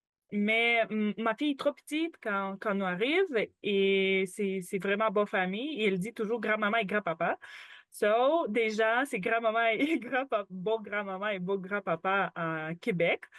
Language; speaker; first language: French; non-native, learner; Ukrainian